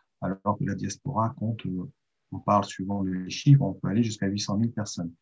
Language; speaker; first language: French; native; French